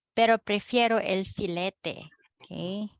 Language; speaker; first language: Spanish; non-native, fluent; Filipino